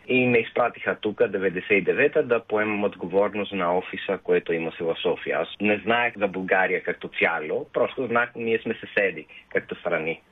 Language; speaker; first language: Bulgarian; non-native, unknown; Greek